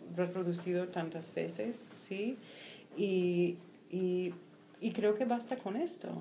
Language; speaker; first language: Spanish; non-native, fluent; English